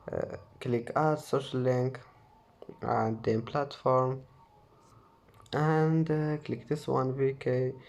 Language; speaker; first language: English; non-native, fluent; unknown